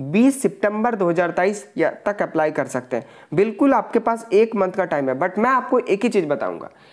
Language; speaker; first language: Hindi; native; Hindi